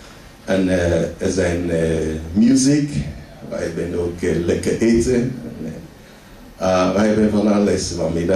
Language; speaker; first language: Dutch; non-native, learner; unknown